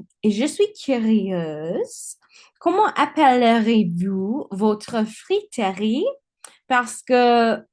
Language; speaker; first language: French; non-native, learner; English